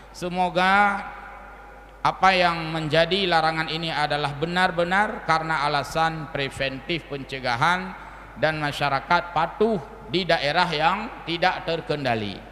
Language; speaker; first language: Malay; non-native, local second language; Achinese